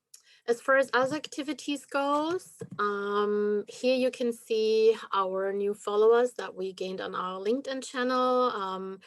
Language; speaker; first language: English; non-native, fluent; German